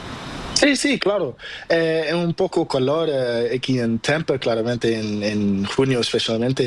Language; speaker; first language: Spanish; non-native, learner; Portuguese